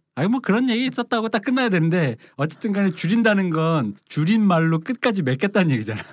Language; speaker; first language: Korean; native; Korean